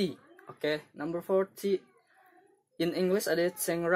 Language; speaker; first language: English; non-native, learner; Indonesian